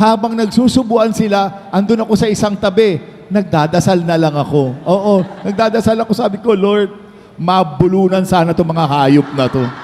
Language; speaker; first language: Filipino; native; Filipino